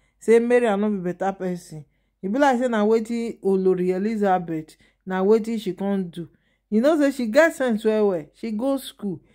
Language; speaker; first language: Nigerian Pidgin; non-native, local second language; Yoruba